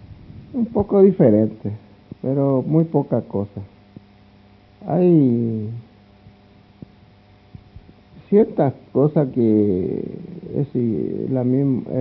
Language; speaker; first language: Spanish; non-native, local second language; Guarani